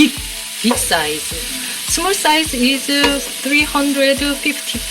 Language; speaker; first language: English; non-native, learner; Korean